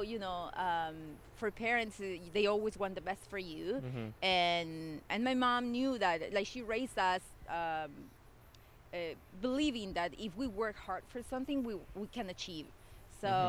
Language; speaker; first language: English; non-native, fluent; Spanish